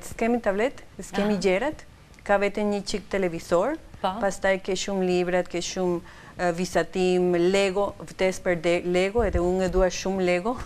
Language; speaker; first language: Albanian; non-native, learner; Spanish